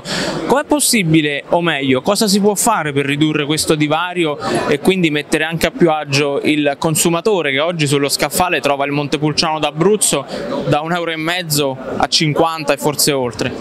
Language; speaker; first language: Italian; native; Italian